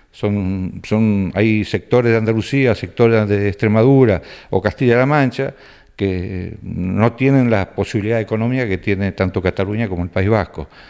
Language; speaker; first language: Spanish; native; Spanish